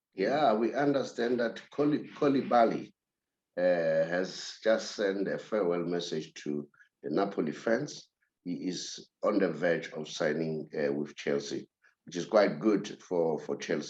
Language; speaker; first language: English; non-native, local second language; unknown